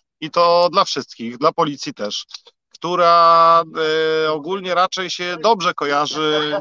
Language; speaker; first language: Polish; native; Polish